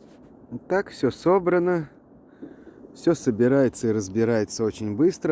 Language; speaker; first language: Russian; native; Russian